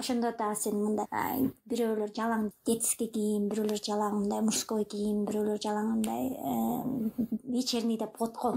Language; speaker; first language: Kyrgyz; native; Kyrgyz